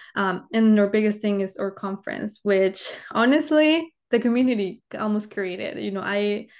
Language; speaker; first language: English; early bilingual, other home language; Spanish